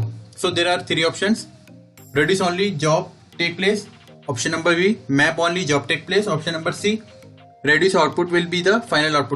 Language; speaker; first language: English; non-native, local second language; Hindi